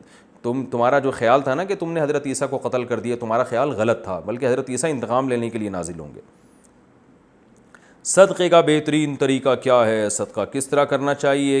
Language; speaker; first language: Urdu; native; Urdu